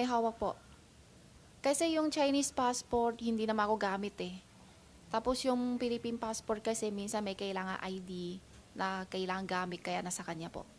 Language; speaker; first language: Filipino; non-native, learner; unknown